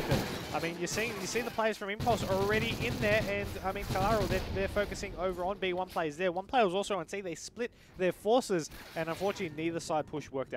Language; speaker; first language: English; native; English